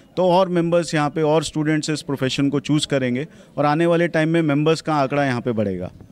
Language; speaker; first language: Hindi; non-native, local second language; Gujarati